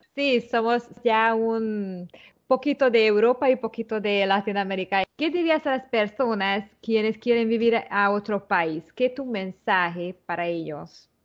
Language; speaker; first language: Spanish; non-native, learner; Hungarian